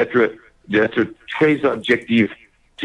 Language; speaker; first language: French; non-native, learner; English